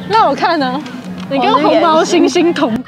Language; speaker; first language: Chinese; native; Chinese